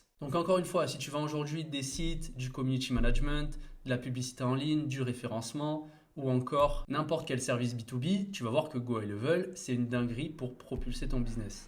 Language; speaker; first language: French; native; French